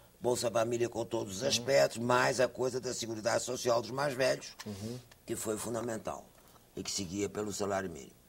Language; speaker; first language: Portuguese; native; Portuguese